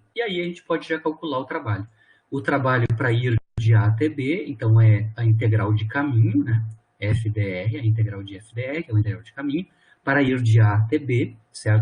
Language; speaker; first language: Portuguese; native; Portuguese